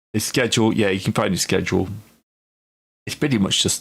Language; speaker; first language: English; native; English